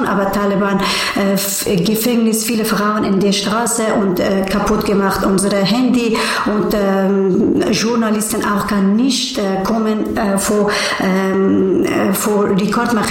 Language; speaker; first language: German; non-native, learner; Persian